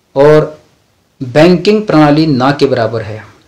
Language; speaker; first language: Hindi; native; Hindi